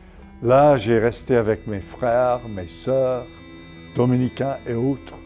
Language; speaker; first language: French; non-native, fluent; English